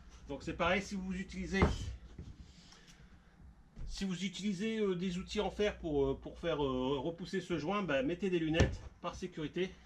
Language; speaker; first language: French; native; French